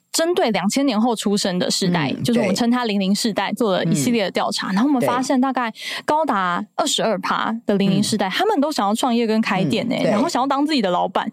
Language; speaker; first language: Chinese; native; Chinese